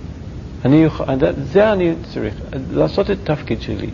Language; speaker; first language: Hebrew; non-native, learner; English